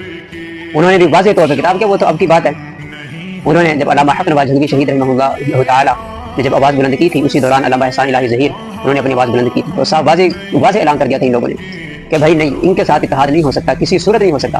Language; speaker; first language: Urdu; native; Urdu